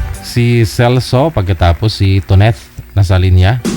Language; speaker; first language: Filipino; native; Filipino